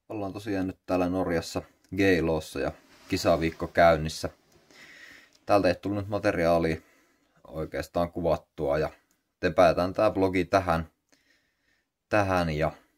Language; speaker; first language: Finnish; native; Finnish